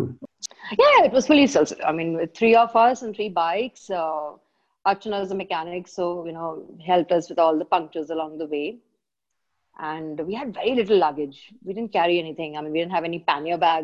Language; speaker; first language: English; non-native, local second language; Malayalam